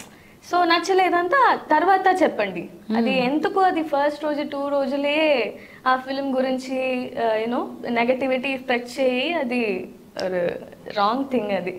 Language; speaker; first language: Telugu; non-native, learner; Tamil